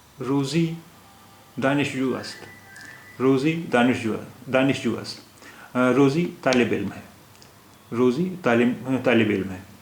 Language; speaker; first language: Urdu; native; Urdu